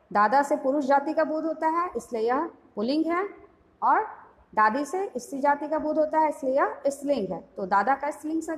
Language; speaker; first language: Hindi; native; Hindi